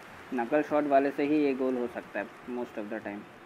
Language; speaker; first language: English; non-native, local second language; Bangla